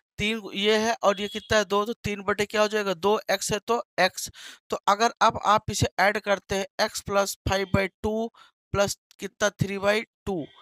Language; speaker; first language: Hindi; native; Hindi